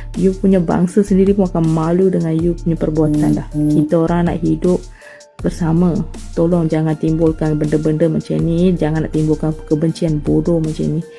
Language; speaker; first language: Malay; non-native, local second language; Tamil